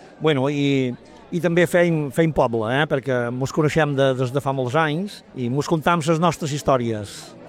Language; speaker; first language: Catalan; native; Catalan